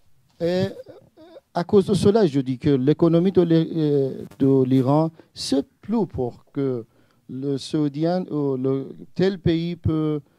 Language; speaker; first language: French; non-native, learner; Persian